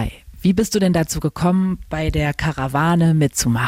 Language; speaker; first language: German; native; German